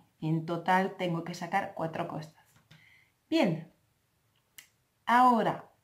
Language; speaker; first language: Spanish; non-native, fluent; French